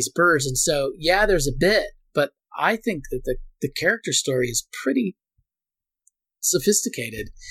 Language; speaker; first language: English; native; English